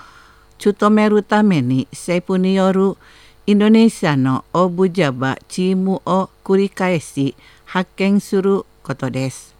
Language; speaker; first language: Japanese; non-native, fluent; Indonesian